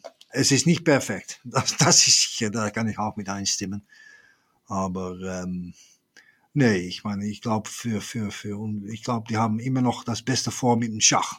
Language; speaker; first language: German; non-native, fluent; Dutch